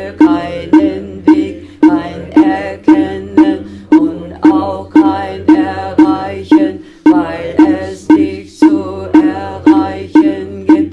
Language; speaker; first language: German; non-native, fluent; Korean